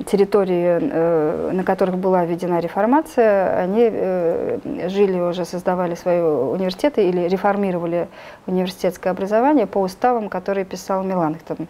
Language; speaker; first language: Russian; native; Russian